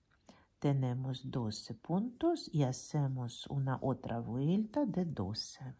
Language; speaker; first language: Spanish; non-native, fluent; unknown